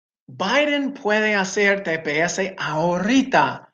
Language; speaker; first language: Spanish; non-native, fluent; English